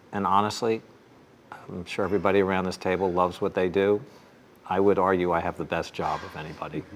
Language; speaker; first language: English; native; English